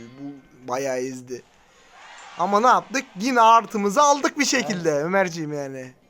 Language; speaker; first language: Turkish; native; Turkish